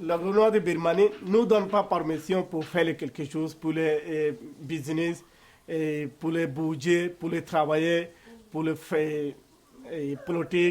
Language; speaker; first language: French; non-native, learner; Rohingya